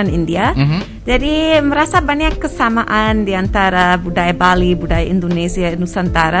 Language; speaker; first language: Indonesian; non-native, fluent; English